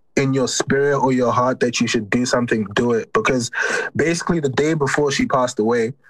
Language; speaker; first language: English; native; English